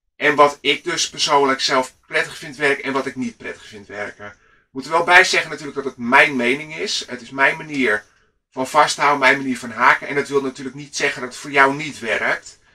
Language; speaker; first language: Dutch; native; Dutch